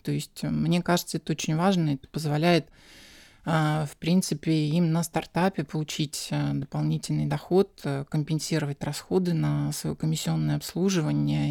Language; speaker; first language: Russian; native; Russian